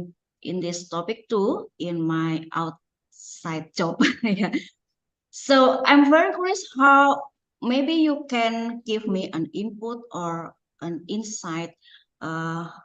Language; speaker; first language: English; non-native, fluent; Indonesian